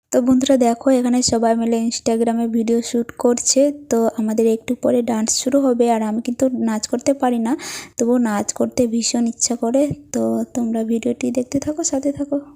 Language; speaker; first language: Bangla; non-native, local second language; Santali